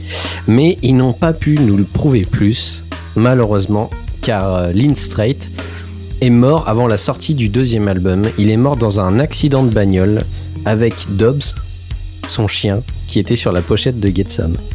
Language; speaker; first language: French; native; French